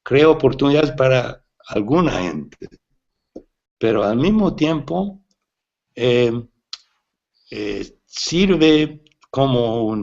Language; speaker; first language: Spanish; non-native, fluent; English